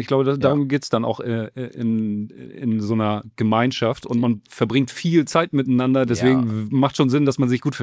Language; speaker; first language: German; native; German